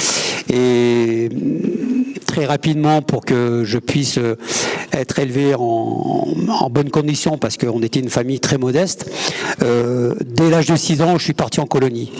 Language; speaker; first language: French; native; French